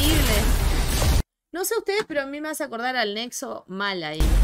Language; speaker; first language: Spanish; native; Spanish